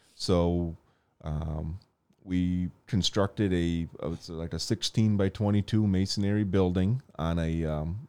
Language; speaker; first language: English; native; English